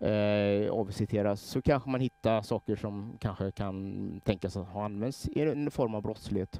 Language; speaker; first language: Swedish; native; Swedish